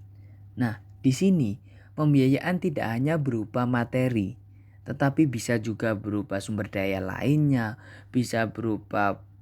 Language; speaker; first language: Indonesian; native; Indonesian